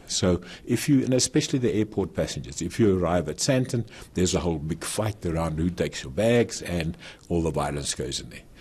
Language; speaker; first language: English; non-native, local second language; Afrikaans